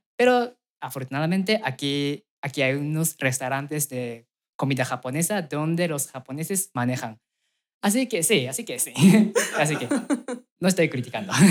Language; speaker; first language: Spanish; non-native, fluent; Japanese